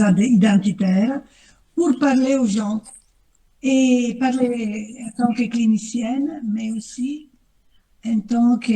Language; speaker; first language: French; non-native, fluent; Italian